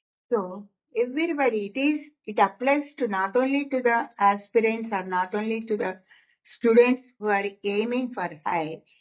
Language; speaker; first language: English; non-native, local second language; Telugu